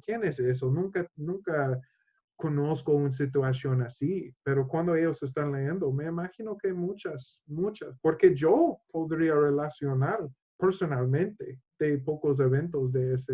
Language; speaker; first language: Spanish; non-native, learner; English